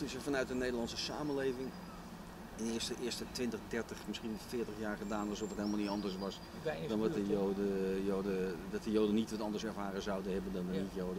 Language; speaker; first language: Dutch; native; Dutch